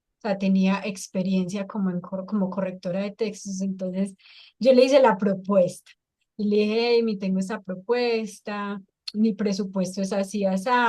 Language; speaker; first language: Spanish; native; Spanish